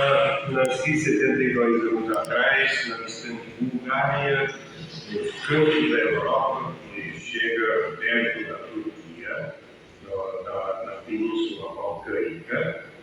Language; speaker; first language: Portuguese; non-native, fluent; Bulgarian